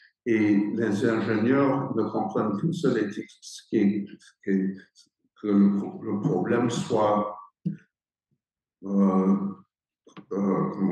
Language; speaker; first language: French; non-native, fluent; English